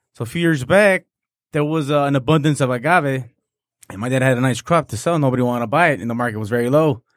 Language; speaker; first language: English; non-native, fluent; Spanish